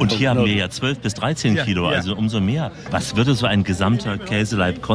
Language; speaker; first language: German; native; German